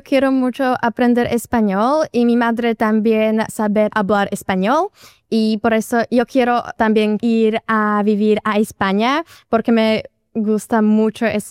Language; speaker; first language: Spanish; non-native, learner; Slovak